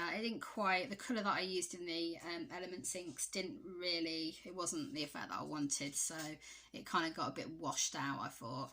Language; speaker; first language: English; native; English